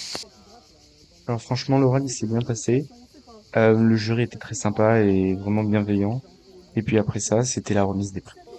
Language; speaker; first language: French; native; French